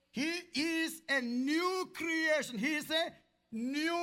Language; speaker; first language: English; non-native, local second language; Malayalam